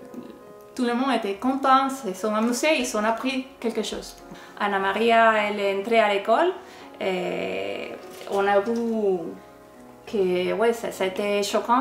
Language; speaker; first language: French; non-native, fluent; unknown